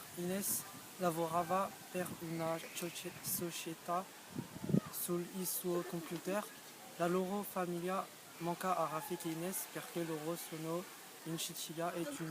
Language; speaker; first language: Italian; non-native, learner; French